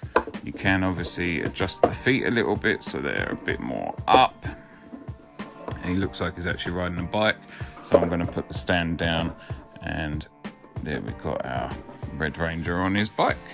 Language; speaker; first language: English; native; English